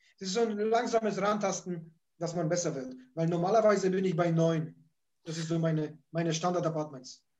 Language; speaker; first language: German; early bilingual, other home language; Polish